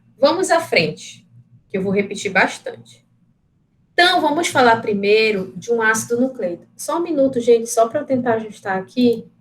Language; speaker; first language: Portuguese; native; Portuguese